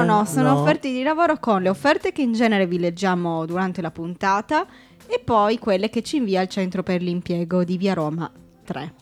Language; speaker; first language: Italian; native; Italian